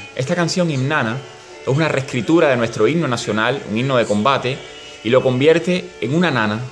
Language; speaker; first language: Spanish; native; Spanish